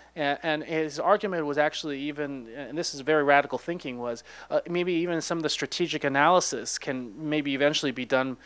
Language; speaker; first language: English; native; English